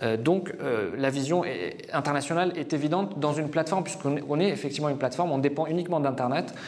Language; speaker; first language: French; non-native, fluent; Arabic